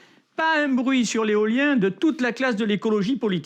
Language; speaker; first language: French; native; French